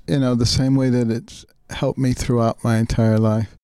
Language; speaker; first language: English; native; English